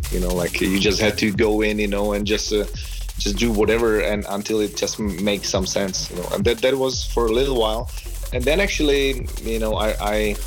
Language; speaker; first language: English; non-native, fluent; Czech